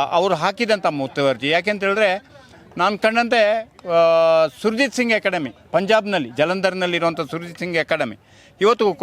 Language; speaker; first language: Kannada; non-native, local second language; Kodava